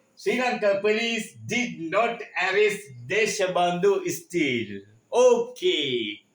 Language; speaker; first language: English; non-native, local second language; Sinhala